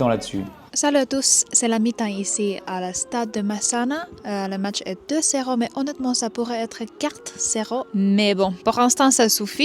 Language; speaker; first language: French; non-native, fluent; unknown